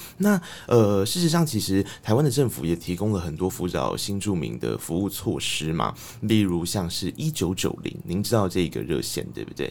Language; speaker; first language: Chinese; native; Chinese